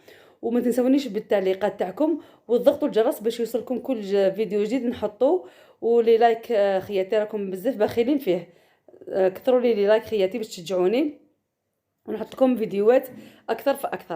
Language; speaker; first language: Arabic; native; Arabic